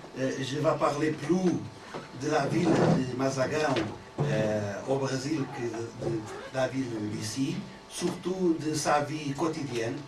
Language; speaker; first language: French; non-native, learner; Portuguese